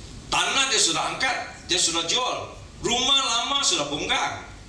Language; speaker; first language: Malay; non-native, local second language; Chinese